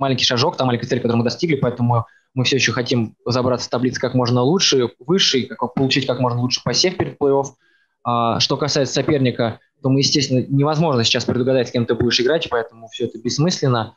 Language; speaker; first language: Russian; native; Russian